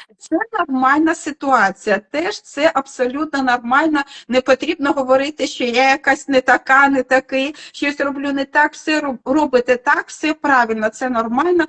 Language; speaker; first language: Ukrainian; non-native, local second language; Russian